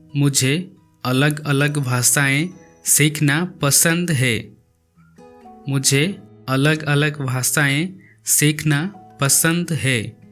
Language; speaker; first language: Hindi; non-native, local second language; Odia